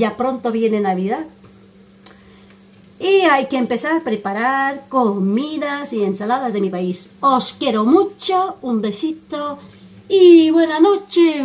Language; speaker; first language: Spanish; non-native, fluent; Armenian